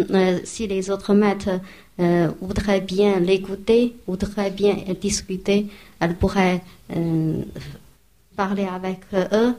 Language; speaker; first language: French; non-native, fluent; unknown